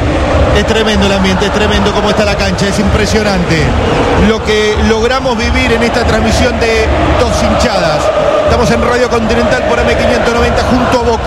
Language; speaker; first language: Spanish; native; Spanish